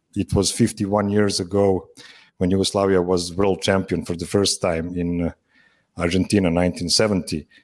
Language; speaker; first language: English; non-native, fluent; Serbian